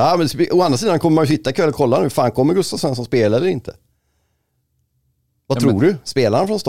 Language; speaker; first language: Swedish; native; Swedish